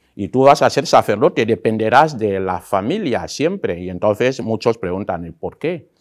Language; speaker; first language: Spanish; non-native, local second language; Fang